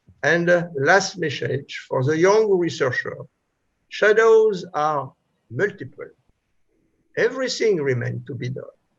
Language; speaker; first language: English; non-native, fluent; French